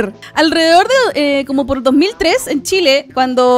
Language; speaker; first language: Spanish; native; Spanish